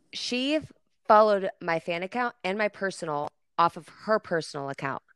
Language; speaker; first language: English; native; English